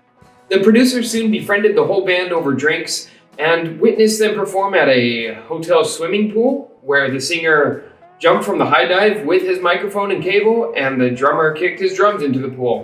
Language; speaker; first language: English; native; English